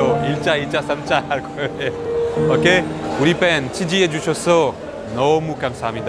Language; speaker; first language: Korean; non-native, learner; French